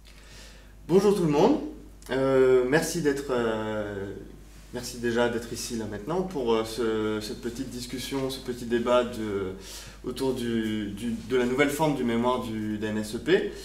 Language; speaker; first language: French; native; French